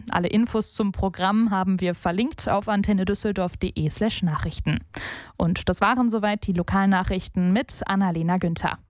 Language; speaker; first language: German; native; German